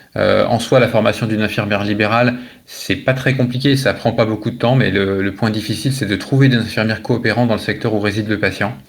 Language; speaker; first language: French; native; French